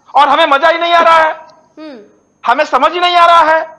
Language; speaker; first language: Hindi; native; Hindi